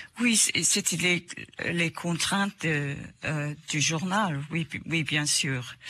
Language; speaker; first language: French; non-native, fluent; English